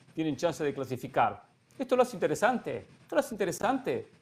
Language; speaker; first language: Spanish; native; Spanish